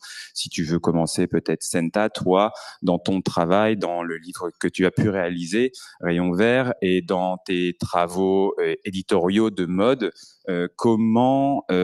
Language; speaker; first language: French; native; French